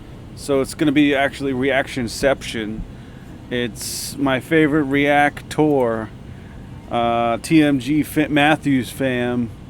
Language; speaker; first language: English; native; English